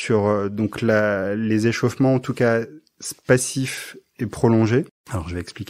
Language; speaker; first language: French; native; French